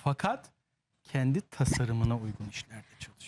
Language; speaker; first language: Turkish; native; Turkish